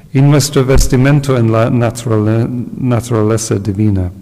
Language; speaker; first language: Spanish; non-native, fluent; English